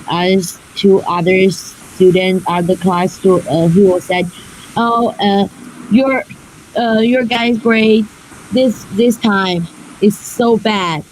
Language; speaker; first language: English; non-native, learner; Chinese